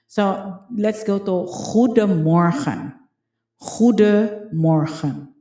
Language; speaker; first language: Dutch; non-native, fluent; Filipino